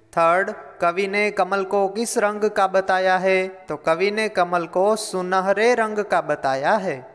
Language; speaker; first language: Hindi; non-native, local second language; Gujarati